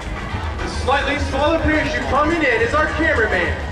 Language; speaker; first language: English; native; English